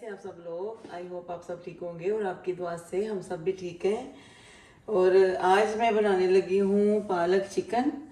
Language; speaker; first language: Urdu; non-native, local second language; Punjabi